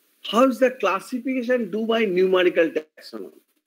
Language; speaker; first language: English; non-native, local second language; Bangla